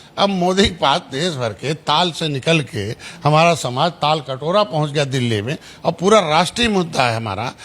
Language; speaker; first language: Hindi; native; Hindi